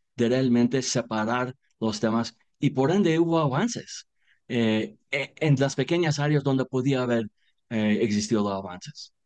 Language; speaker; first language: Spanish; non-native, fluent; English